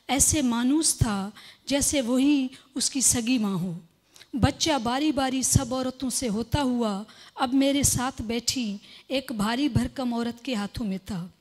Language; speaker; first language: Urdu; non-native, local second language; Sindhi